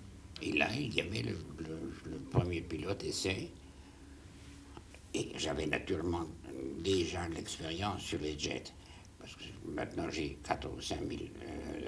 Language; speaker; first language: French; non-native, fluent; German